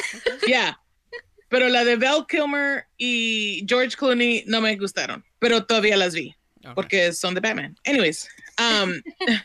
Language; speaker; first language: Spanish; early bilingual, heritage; Spanish